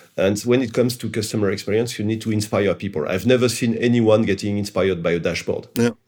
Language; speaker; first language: English; non-native, fluent; French